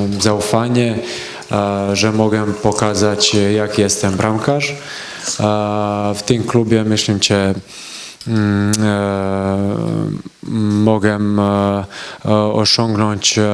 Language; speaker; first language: Polish; non-native, learner; Croatian